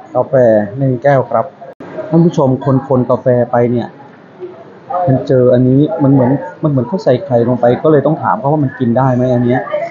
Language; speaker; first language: Thai; native; Thai